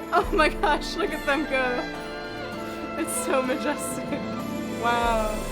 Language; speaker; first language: English; native; English